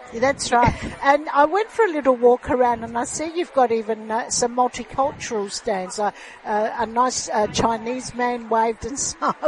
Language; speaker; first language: English; early bilingual, other home language; Italian